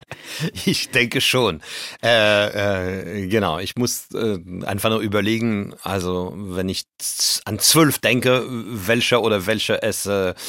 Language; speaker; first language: German; non-native, fluent; French